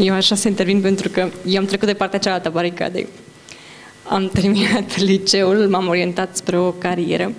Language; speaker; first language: Romanian; native; Romanian